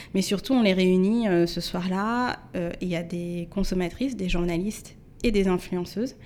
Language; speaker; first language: French; native; French